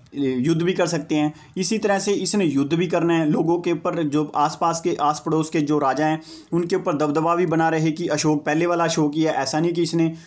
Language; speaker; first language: Hindi; non-native, local second language; Punjabi